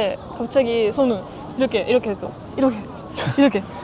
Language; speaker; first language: Korean; non-native, learner; Japanese